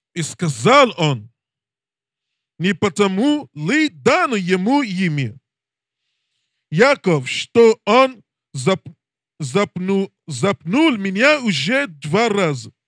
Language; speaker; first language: Russian; non-native, learner; English